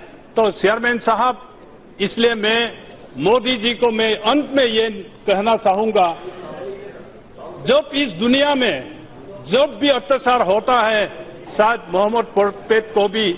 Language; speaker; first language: Hindi; non-native, local second language; Adi